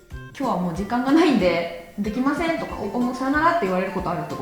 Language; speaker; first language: Japanese; native; Japanese